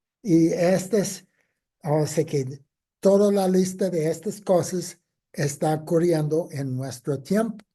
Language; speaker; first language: Spanish; non-native, fluent; English